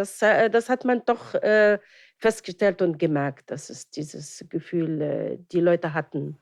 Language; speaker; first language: German; non-native, fluent; Arabic